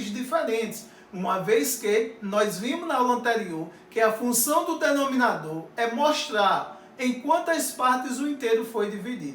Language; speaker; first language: Portuguese; native; Portuguese